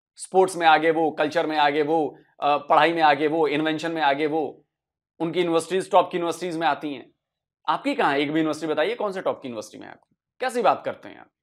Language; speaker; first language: Hindi; native; Hindi